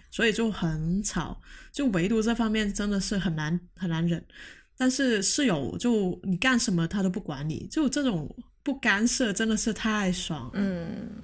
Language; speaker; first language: Chinese; non-native, local second language; Cantonese